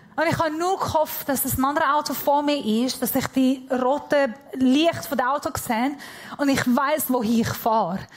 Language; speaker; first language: German; non-native, fluent; Persian